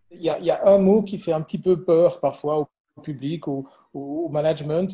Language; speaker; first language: French; native; French